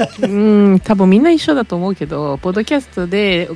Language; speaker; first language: Japanese; non-native, learner; Portuguese